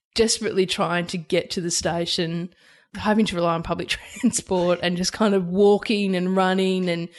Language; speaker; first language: English; native; English